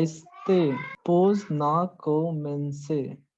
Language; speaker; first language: Russian; non-native, learner; Hindi